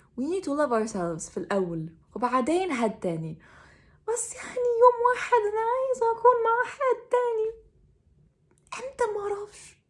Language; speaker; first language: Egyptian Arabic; non-native, learner; English